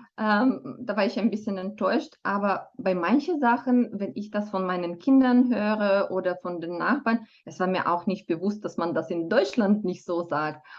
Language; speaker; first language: German; non-native, fluent; Romanian